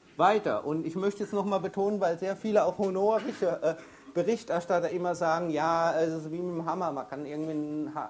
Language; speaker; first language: German; native; German